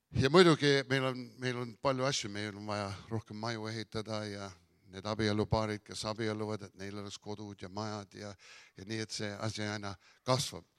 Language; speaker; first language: Estonian; early bilingual, heritage; Estonian